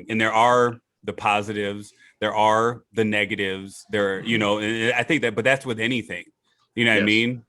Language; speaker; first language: English; native; English